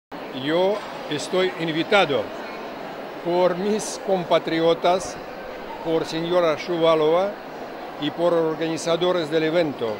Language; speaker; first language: Spanish; non-native, fluent; Russian